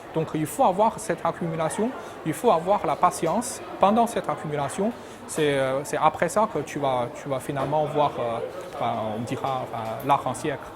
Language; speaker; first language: French; non-native, fluent; Chinese